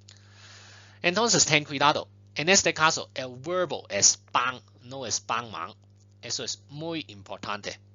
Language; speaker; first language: Spanish; non-native, fluent; Chinese